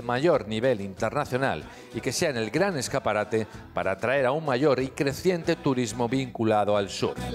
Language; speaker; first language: Spanish; native; Spanish